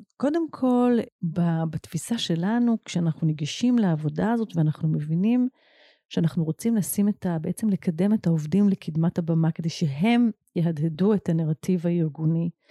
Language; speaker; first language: Hebrew; native; Hebrew